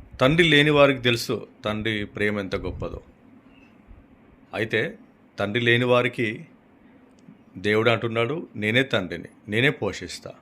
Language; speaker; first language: Telugu; native; Telugu